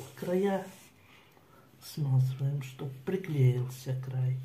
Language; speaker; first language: Russian; native; Russian